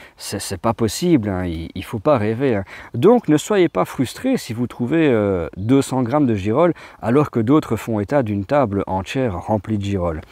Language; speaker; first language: French; native; French